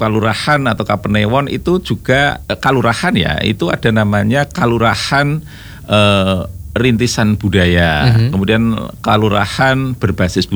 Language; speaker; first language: Indonesian; native; Indonesian